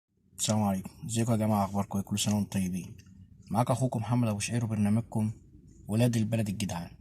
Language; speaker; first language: Arabic; native; Arabic